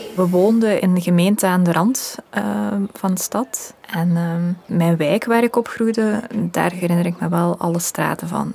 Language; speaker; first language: Dutch; early bilingual, other home language; Russian